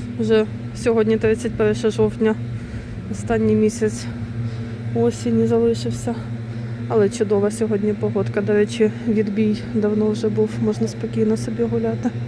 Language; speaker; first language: Ukrainian; non-native, local second language; Russian